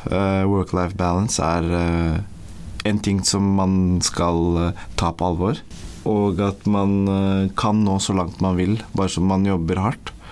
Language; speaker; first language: Norwegian; early bilingual, other home language; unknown